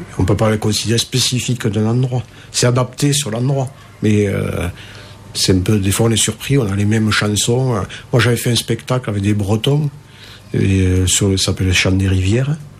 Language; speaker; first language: French; native; French